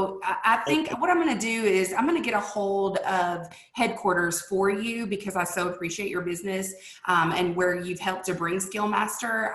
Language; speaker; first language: English; native; English